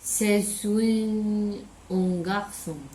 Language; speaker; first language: French; non-native, learner; Chinese